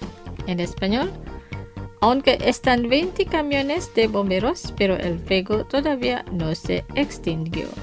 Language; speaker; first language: Spanish; non-native, fluent; Indonesian